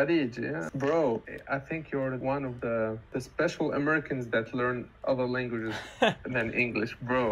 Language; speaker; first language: English; non-native, fluent; Arabic